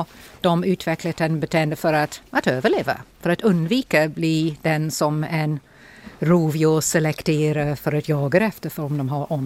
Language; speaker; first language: Swedish; non-native, fluent; English